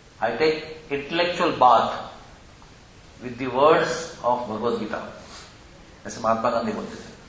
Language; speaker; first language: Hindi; non-native, local second language; Marathi